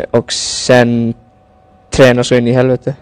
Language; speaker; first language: Swedish; non-native, fluent; Icelandic